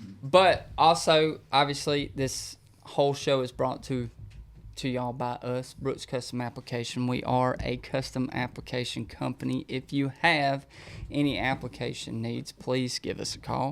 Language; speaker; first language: English; native; English